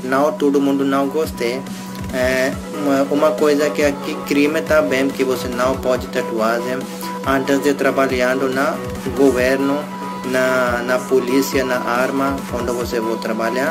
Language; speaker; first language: Portuguese; non-native, learner; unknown